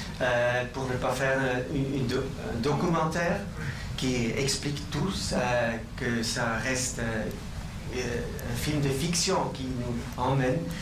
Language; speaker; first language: French; non-native, local second language; German